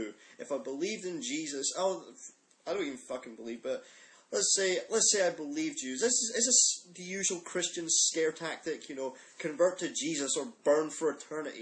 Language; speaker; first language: English; native; English